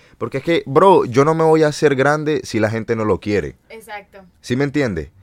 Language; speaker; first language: Spanish; native; Spanish